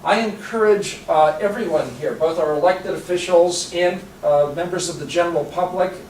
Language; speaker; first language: English; native; English